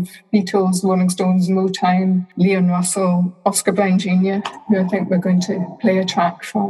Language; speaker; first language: English; native; English